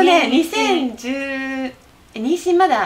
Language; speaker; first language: Japanese; native; Japanese